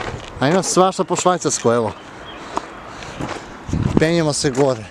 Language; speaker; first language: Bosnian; early bilingual, heritage; Serbian